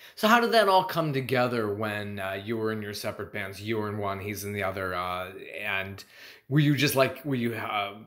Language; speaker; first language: English; native; English